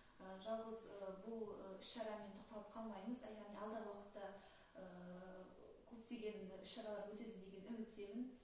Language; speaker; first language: Kazakh; native; Kazakh